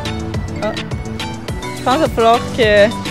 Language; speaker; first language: French; native; French